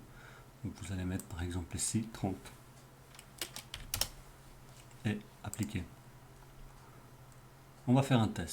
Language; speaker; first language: French; native; French